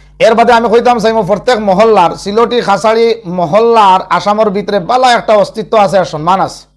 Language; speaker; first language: Bangla; native; Bangla